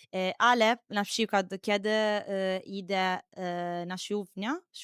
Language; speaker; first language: Polish; non-native, learner; Italian